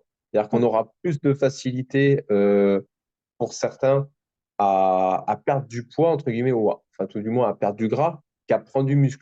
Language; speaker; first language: French; native; French